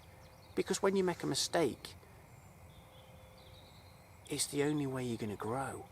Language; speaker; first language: English; native; English